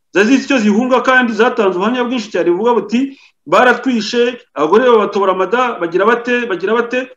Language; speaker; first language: Kinyarwanda; native; Kinyarwanda